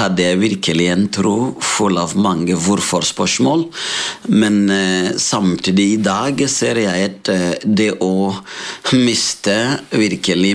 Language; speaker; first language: Norwegian; non-native, fluent; Rundi